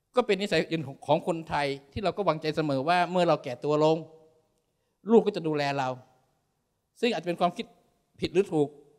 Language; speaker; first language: Thai; native; Thai